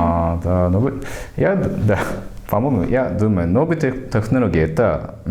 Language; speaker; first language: Russian; non-native, learner; Japanese